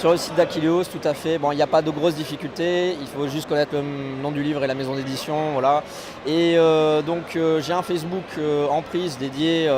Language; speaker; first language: French; native; French